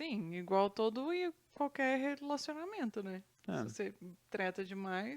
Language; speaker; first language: Portuguese; native; Portuguese